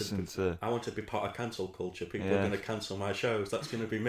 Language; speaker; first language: English; native; English